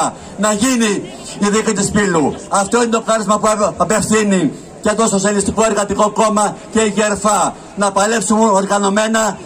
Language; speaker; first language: Greek; native; Greek